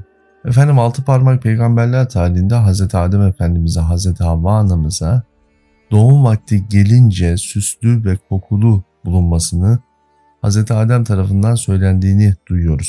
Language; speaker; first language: Turkish; native; Turkish